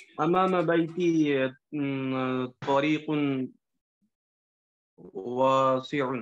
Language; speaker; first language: Arabic; non-native, learner; Bangla